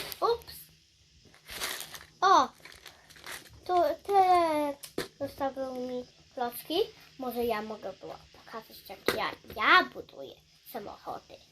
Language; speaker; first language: Polish; early bilingual, heritage; Polish